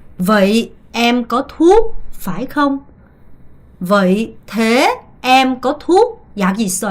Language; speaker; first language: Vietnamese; non-native, fluent; Korean